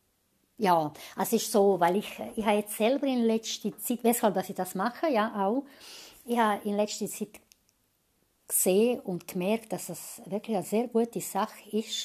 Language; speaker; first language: German; non-native, fluent; Croatian